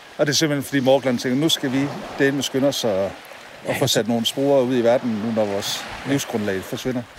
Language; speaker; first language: Danish; native; Danish